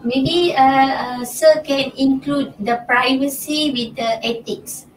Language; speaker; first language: English; non-native, local second language; Malay